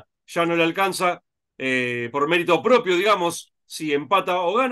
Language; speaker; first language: Spanish; native; Spanish